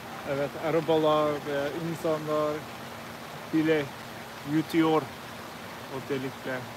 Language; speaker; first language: Turkish; non-native, learner; English